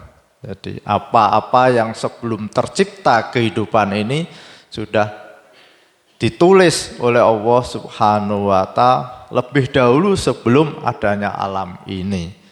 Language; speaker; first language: Indonesian; native; Indonesian